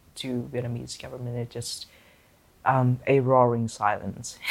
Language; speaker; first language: English; non-native, fluent; Vietnamese